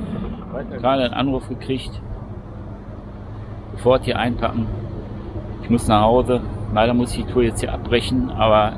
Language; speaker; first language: German; native; German